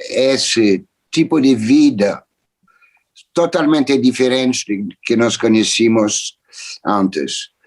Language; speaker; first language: Portuguese; non-native, fluent; French